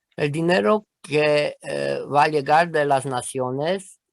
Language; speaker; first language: Spanish; non-native, learner; Romanian